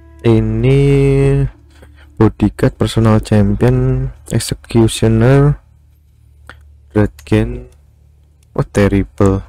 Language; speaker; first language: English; non-native, learner; Indonesian